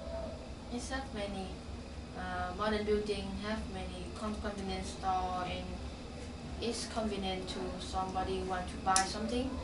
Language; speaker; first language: English; non-native, learner; Vietnamese